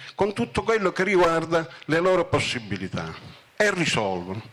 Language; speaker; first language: Italian; native; Italian